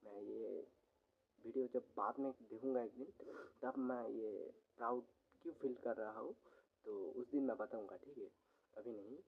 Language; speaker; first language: Hindi; non-native, local second language; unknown